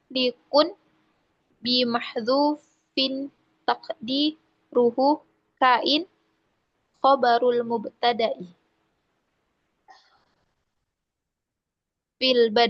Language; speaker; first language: Arabic; non-native, learner; Indonesian